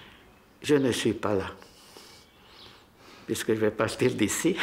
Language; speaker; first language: French; non-native, fluent; Hungarian